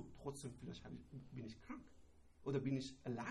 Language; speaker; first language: German; non-native, learner; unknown